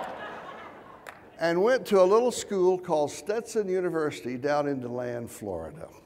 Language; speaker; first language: English; native; English